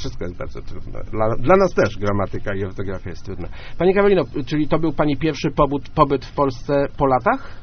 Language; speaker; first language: Polish; native; Polish